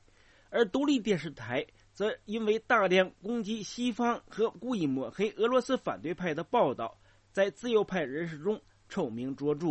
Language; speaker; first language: Chinese; native; Chinese